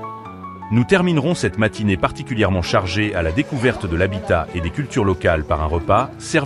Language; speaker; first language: French; native; French